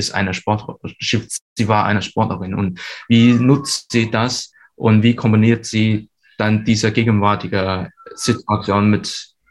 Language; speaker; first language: German; non-native, fluent; Cantonese